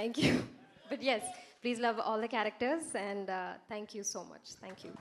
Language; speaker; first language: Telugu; non-native, learner; Malayalam